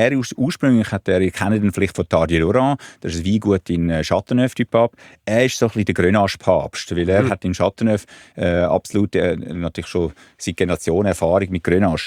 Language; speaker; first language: German; native; German